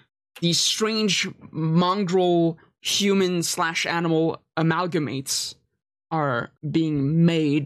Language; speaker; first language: English; native; English